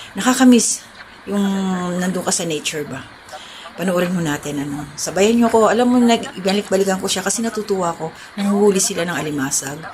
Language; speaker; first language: Filipino; non-native, local second language; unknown